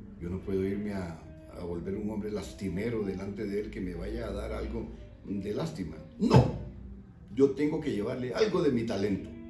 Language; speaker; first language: Spanish; native; Spanish